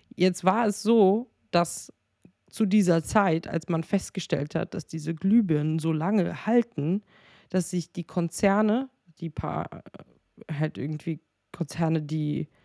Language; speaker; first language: German; native; German